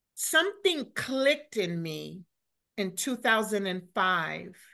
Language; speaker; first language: English; native; English